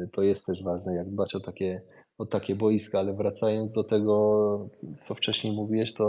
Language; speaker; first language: Polish; early bilingual, heritage; Polish